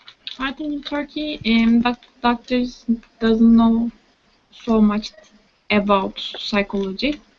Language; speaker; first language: English; non-native, learner; Turkish